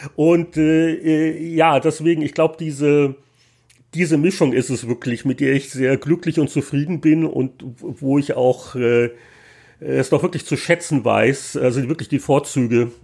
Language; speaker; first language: German; native; German